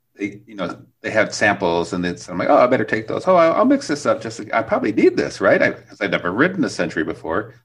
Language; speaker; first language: English; native; English